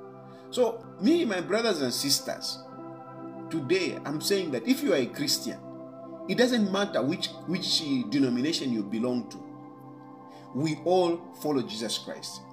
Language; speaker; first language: English; non-native, local second language; Bemba